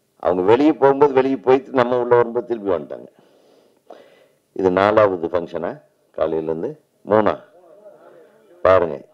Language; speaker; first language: Tamil; native; Tamil